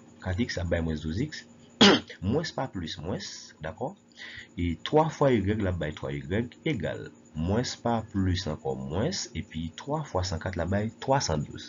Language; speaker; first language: French; non-native, local second language; Haitian Creole